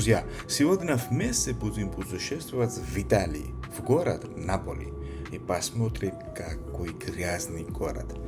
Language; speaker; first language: Russian; non-native, learner; Georgian